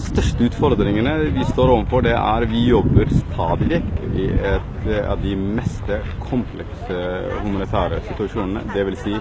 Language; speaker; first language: Norwegian; non-native, fluent; Somali